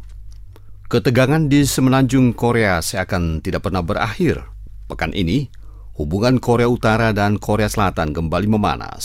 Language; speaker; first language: Indonesian; native; Indonesian